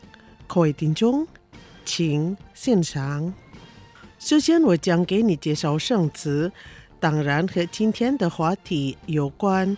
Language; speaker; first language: Chinese; non-native, fluent; Indonesian